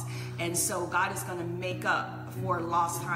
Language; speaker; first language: English; native; English